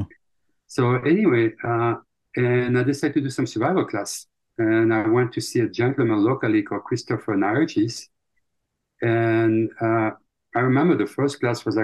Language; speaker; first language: English; non-native, fluent; French